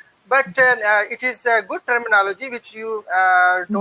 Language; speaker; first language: English; non-native, learner; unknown